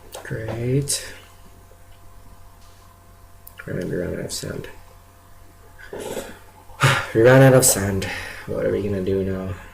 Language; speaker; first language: English; native; English